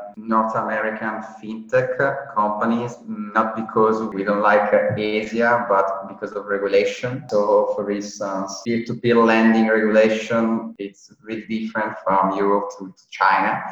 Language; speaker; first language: English; non-native, fluent; Italian